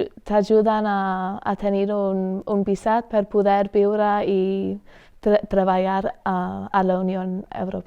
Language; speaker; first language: Catalan; non-native, fluent; English